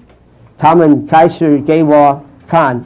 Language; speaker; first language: Chinese; non-native, fluent; English